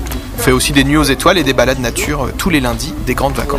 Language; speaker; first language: French; native; French